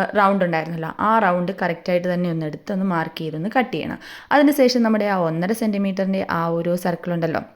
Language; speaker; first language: Malayalam; native; Malayalam